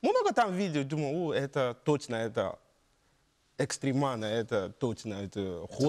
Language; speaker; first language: Russian; non-native, learner; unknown